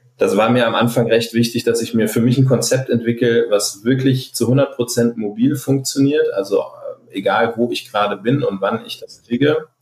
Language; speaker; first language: German; non-native, fluent; Arabic